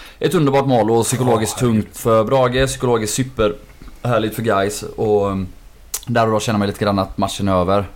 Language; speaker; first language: Swedish; native; Swedish